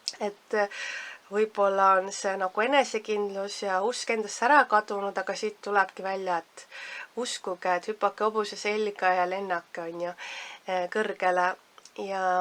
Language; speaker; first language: Estonian; native; Estonian